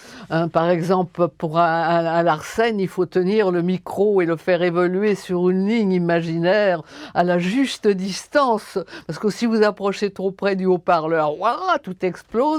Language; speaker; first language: French; native; French